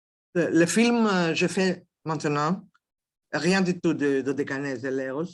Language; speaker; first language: French; non-native, learner; Greek